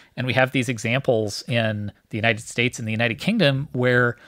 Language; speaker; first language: English; native; English